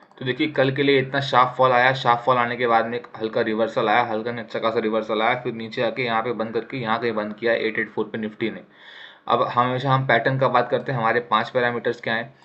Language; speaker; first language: Hindi; native; Hindi